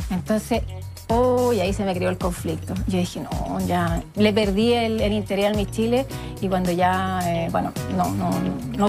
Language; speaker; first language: Spanish; native; Spanish